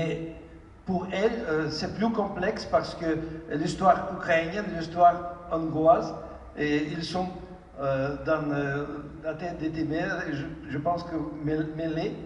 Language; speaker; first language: French; non-native, fluent; Russian